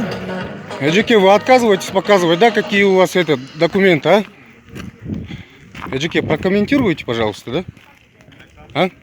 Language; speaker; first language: Russian; non-native, local second language; Kyrgyz